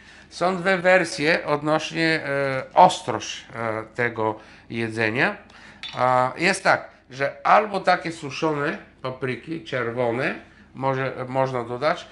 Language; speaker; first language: Polish; non-native, fluent; Bulgarian